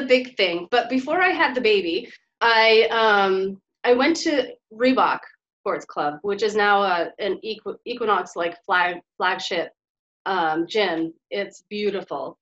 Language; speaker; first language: English; native; English